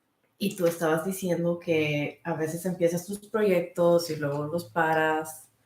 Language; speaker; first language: Spanish; early bilingual, heritage; Spanish